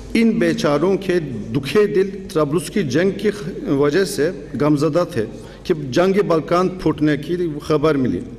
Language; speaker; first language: Urdu; non-native, fluent; Turkish